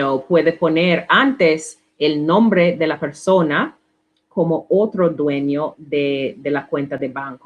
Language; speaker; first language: Spanish; non-native, learner; English